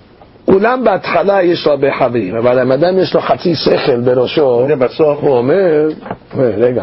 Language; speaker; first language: Hebrew; non-native, fluent; English